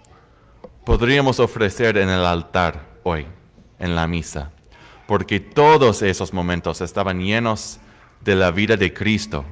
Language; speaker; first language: Spanish; non-native, fluent; English